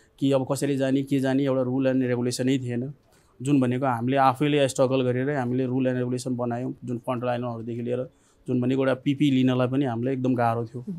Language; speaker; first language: Nepali; non-native, local second language; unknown